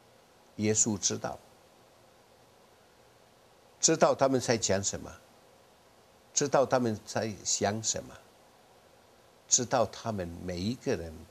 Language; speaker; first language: Chinese; non-native, fluent; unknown